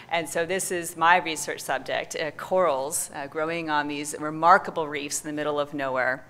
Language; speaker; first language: English; native; English